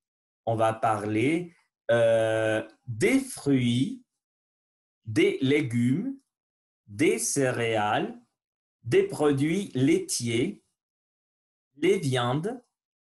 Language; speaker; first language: French; non-native, learner; Spanish